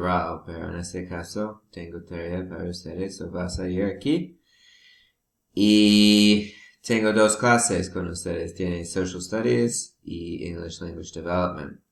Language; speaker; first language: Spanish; non-native, learner; English